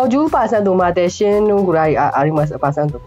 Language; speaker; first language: Japanese; non-native, fluent; Burmese